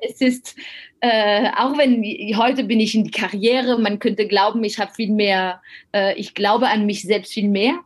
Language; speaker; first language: German; non-native, fluent; French